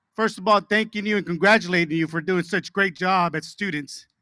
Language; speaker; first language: English; early bilingual, other home language; Spanish